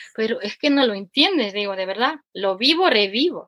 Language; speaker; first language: Spanish; non-native, fluent; Ukrainian